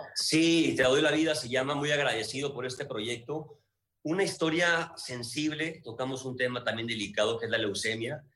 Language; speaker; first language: Spanish; native; Spanish